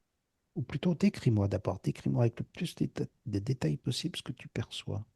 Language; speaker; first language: French; native; French